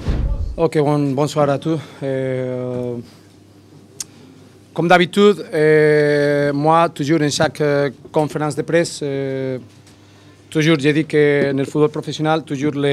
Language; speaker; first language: French; non-native, learner; Spanish